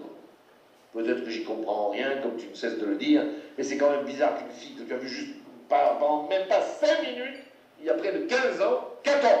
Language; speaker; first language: French; native; French